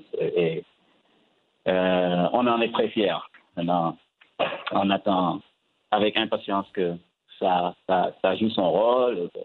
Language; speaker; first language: French; non-native, local second language; Wolof